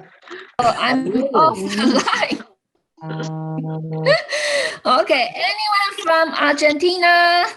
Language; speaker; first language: English; non-native, fluent; Chinese